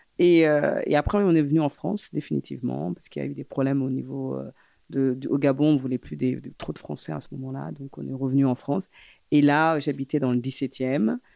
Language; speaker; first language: French; early bilingual, other home language; Fula